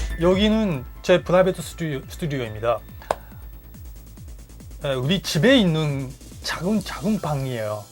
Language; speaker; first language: Korean; non-native, learner; Japanese